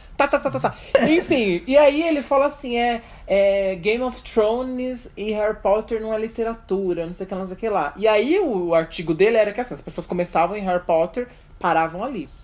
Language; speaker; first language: Portuguese; native; Portuguese